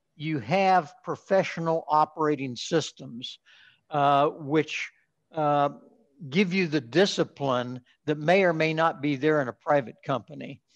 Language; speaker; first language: English; native; English